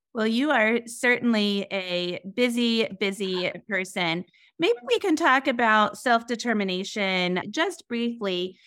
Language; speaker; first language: English; native; English